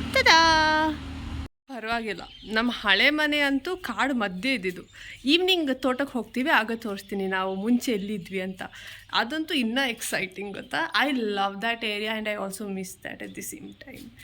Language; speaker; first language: Kannada; non-native, local second language; Kodava